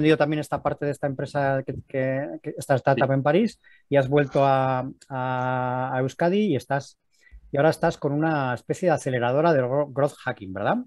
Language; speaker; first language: Spanish; native; Spanish